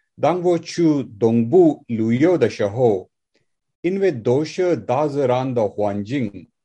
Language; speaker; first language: Chinese; non-native, learner; English